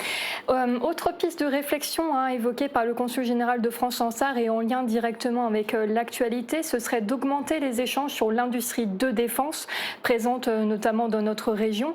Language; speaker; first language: French; native; French